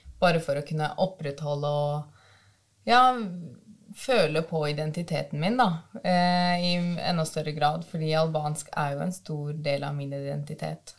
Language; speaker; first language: Norwegian; early bilingual, other home language; Albanian